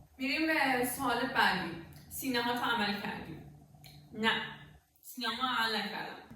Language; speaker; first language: Persian; native; Persian